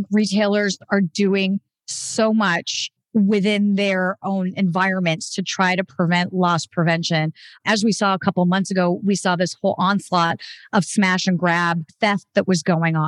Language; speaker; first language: English; native; English